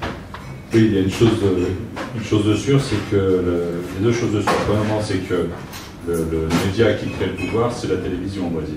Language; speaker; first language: French; native; French